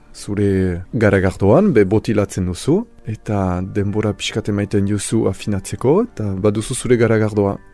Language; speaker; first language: Basque; non-native, local second language; French